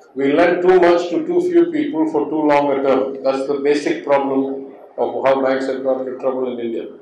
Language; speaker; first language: English; non-native, local second language; Tamil